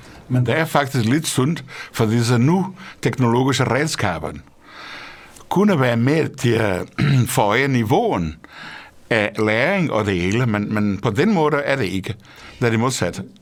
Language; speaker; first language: Danish; non-native, fluent; Portuguese